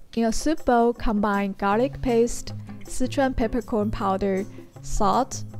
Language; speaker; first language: English; non-native, fluent; Chinese